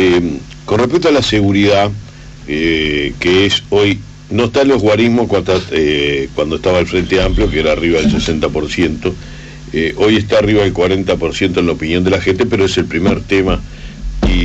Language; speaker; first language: Spanish; native; Spanish